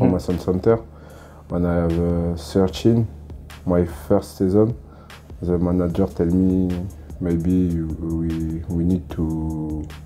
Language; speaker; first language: English; non-native, learner; French